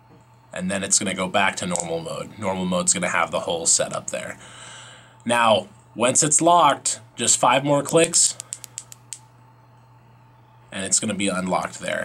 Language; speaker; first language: English; native; English